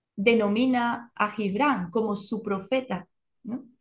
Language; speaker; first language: Spanish; native; Spanish